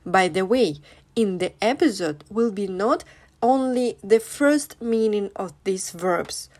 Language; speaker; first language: English; non-native, fluent; Russian